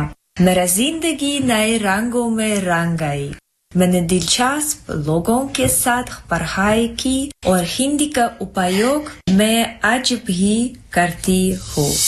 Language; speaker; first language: Hindi; non-native, learner; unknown